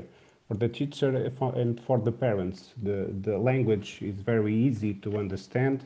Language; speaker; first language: English; non-native, learner; Portuguese